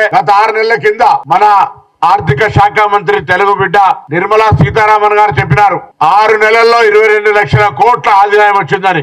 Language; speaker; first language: Telugu; native; Telugu